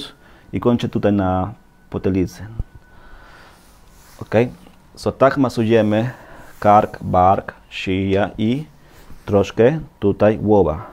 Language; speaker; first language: Polish; non-native, learner; Spanish